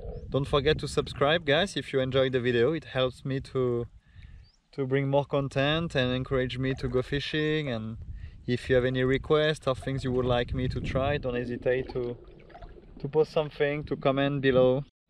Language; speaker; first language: English; non-native, fluent; French